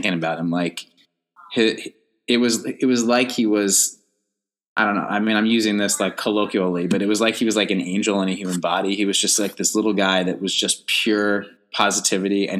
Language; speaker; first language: English; native; English